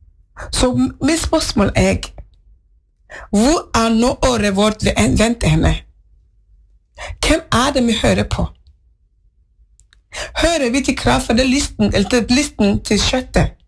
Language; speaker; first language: Norwegian; non-native, learner; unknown